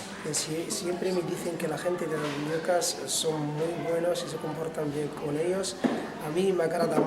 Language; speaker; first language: Spanish; non-native, fluent; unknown